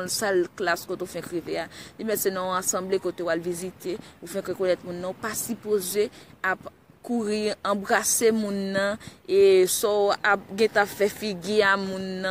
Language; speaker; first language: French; non-native, learner; Haitian Creole